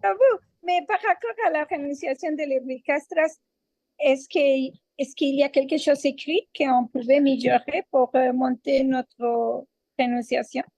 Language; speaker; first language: French; non-native, learner; Spanish